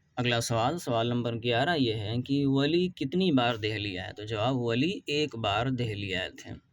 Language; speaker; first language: Urdu; native; Urdu